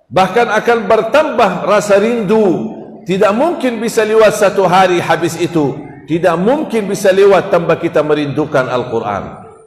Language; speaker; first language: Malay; non-native, fluent; Arabic